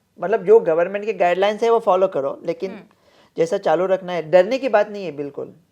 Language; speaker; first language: Hindi; non-native, local second language; Marathi